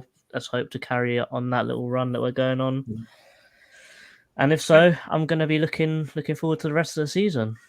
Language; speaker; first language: English; native; English